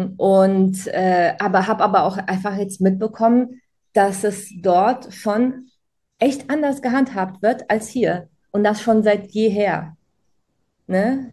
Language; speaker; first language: German; early bilingual, other home language; Croatian